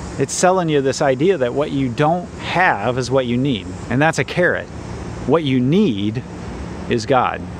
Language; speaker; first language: English; native; English